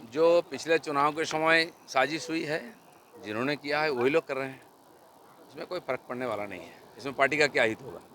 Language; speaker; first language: Hindi; non-native, local second language; Bangla